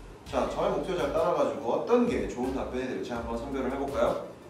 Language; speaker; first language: Korean; native; Korean